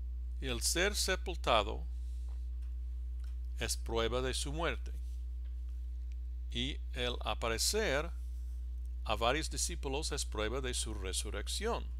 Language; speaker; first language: Spanish; non-native, fluent; English